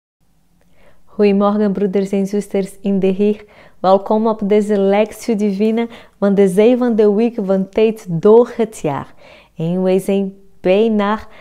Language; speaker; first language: Dutch; non-native, fluent; Portuguese